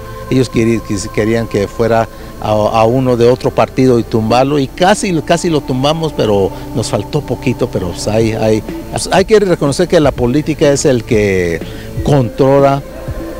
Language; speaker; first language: Spanish; early bilingual, heritage; Spanish